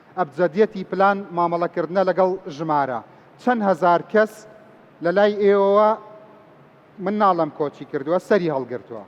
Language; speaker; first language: Central Kurdish; native; Central Kurdish